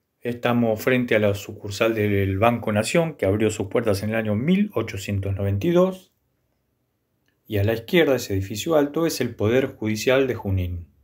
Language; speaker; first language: Spanish; native; Spanish